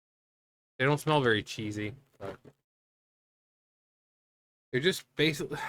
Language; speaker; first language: English; native; English